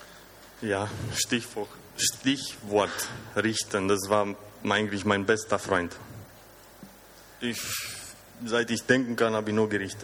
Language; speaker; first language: German; non-native, fluent; Romanian